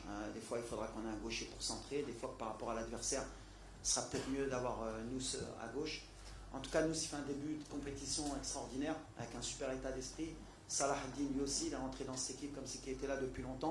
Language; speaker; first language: French; native; French